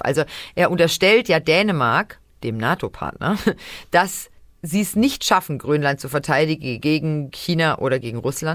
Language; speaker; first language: German; native; German